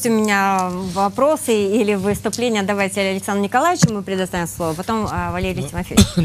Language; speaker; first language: Russian; native; Russian